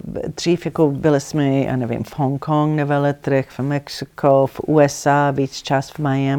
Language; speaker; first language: Czech; non-native, learner; English